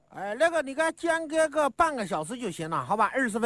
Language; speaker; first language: Chinese; native; Chinese